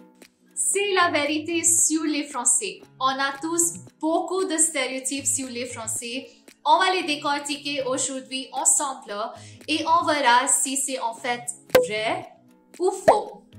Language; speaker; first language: French; non-native, fluent; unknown